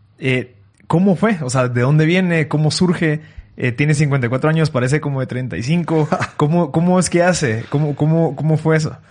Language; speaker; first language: Spanish; native; Spanish